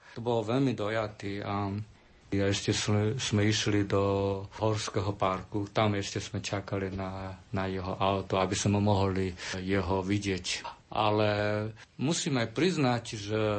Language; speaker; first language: Slovak; non-native, learner; Chinese